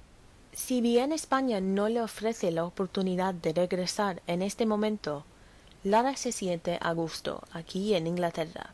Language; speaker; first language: Spanish; non-native, fluent; English